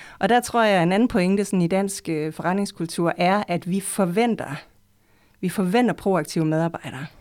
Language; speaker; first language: Danish; native; Danish